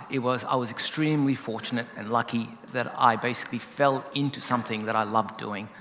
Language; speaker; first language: English; native; English